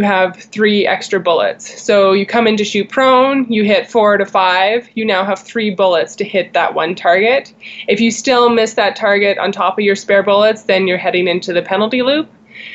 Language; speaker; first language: English; native; English